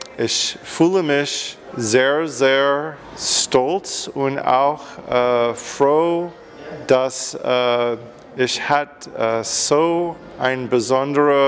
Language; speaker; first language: German; non-native, learner; English